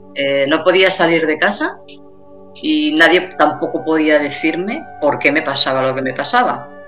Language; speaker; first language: Spanish; native; Spanish